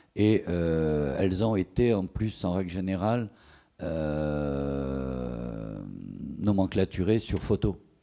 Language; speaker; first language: French; native; French